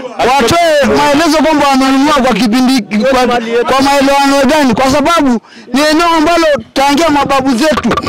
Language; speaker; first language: Swahili; non-native, local second language; Masai